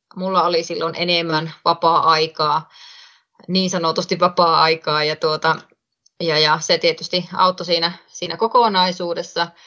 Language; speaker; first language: Finnish; native; Finnish